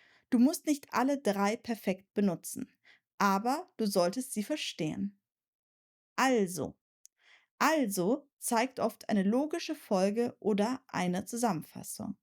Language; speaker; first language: German; native; German